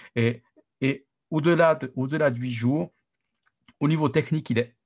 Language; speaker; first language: French; native; French